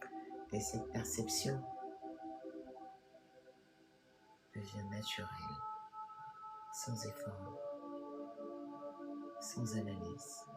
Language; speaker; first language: French; native; French